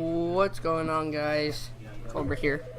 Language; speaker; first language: English; native; English